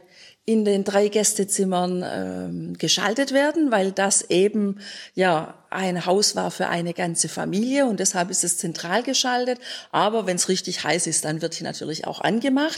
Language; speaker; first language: German; native; German